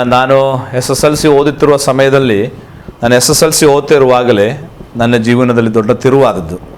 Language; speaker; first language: Kannada; non-native, local second language; Malayalam